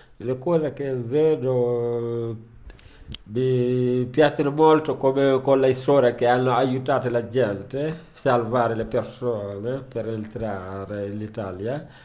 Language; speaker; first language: Italian; non-native, learner; Wolof